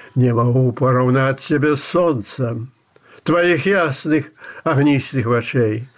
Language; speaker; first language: Russian; non-native, local second language; Belarusian